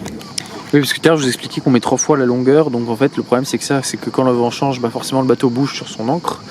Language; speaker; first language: French; native; French